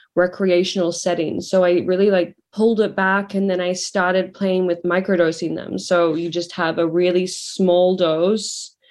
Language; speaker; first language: English; native; English